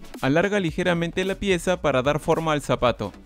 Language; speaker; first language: Spanish; native; Spanish